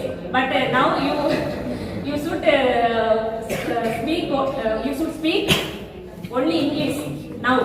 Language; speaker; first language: English; non-native, learner; Tamil